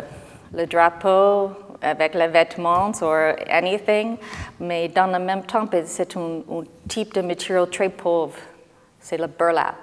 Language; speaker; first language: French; non-native, learner; English